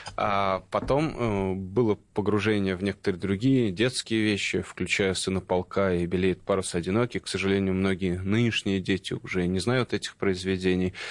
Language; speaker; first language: Russian; native; Russian